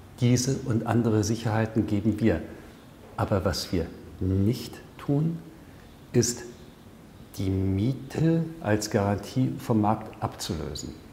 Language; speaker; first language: German; native; German